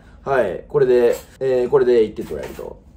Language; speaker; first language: Japanese; native; Japanese